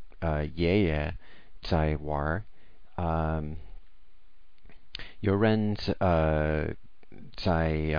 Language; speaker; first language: Chinese; non-native, learner; English